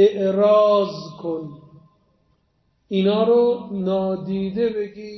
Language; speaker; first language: Persian; native; Persian